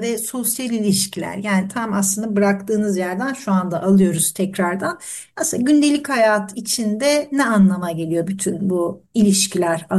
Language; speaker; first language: Turkish; native; Turkish